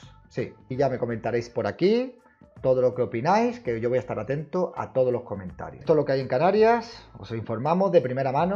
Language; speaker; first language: Spanish; native; Spanish